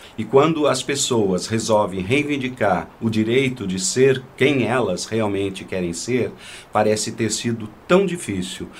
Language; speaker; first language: Portuguese; native; Portuguese